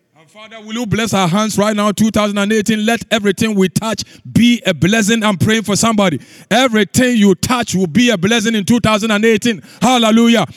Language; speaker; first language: English; non-native, local second language; Akan